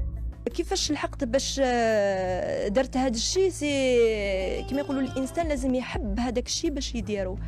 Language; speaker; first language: Arabic; native; Arabic